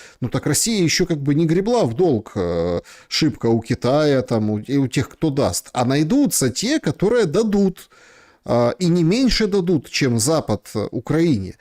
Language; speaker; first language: Russian; native; Russian